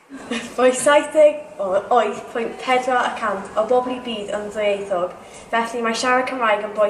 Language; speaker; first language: Welsh; non-native, local second language; English